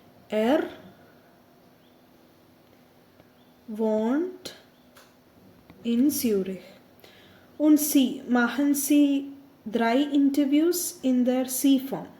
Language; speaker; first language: German; non-native, learner; Malayalam